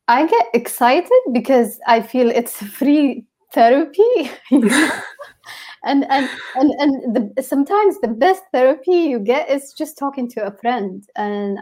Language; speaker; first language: English; non-native, fluent; Arabic